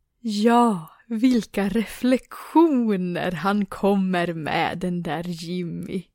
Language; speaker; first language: Swedish; native; Swedish